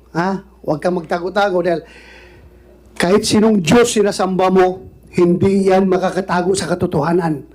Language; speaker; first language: Filipino; non-native, local second language; Cebuano